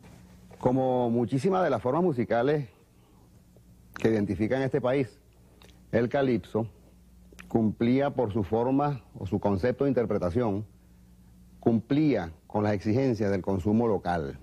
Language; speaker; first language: Spanish; native; Spanish